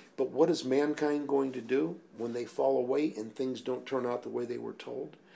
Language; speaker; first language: English; native; English